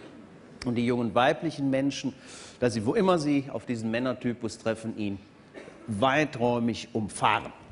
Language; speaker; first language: German; native; German